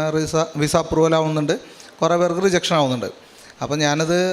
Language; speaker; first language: Malayalam; native; Malayalam